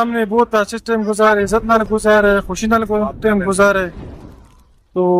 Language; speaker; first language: Hindi; non-native, local second language; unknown